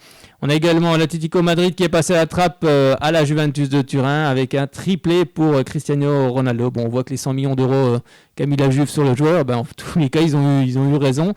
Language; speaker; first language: French; native; French